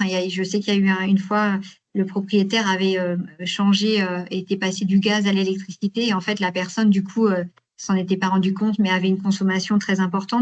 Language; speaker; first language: French; native; French